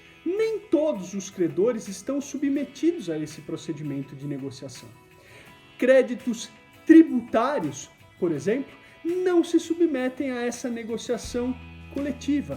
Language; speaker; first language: Portuguese; native; Portuguese